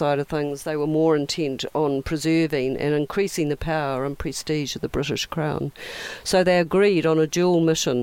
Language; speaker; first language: English; native; English